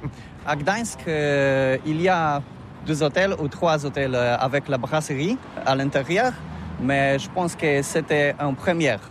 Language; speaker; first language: French; non-native, learner; Polish